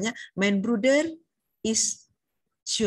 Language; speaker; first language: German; non-native, learner; Indonesian